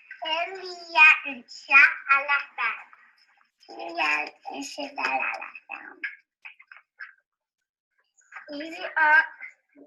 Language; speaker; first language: French; non-native, learner; English